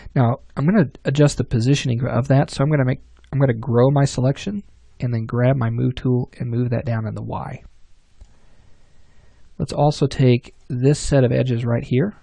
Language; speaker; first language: English; native; English